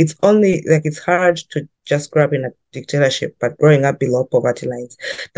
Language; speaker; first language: English; non-native, local second language; Ganda